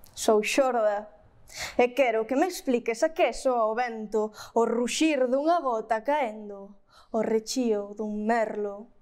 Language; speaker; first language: Galician; native; Galician